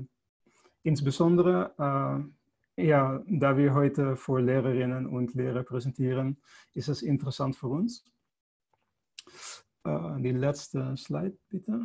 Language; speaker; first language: German; non-native, fluent; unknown